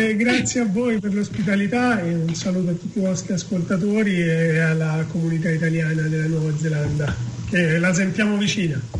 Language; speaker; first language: Italian; native; Italian